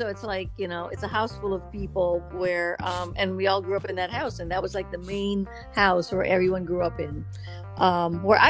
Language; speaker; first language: English; non-native, local second language; Filipino